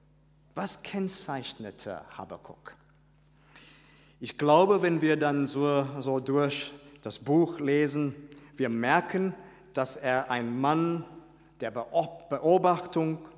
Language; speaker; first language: German; non-native, fluent; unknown